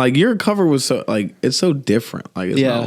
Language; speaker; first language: English; native; English